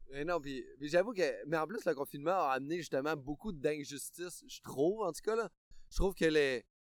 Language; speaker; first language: French; native; French